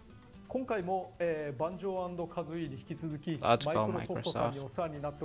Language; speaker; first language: Japanese; native; Japanese